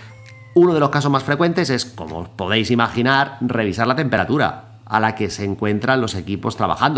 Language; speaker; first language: Spanish; native; Spanish